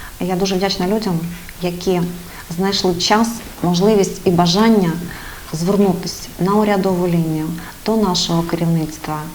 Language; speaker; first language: Ukrainian; native; Ukrainian